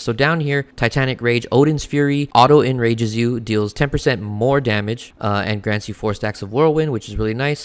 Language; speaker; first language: English; native; English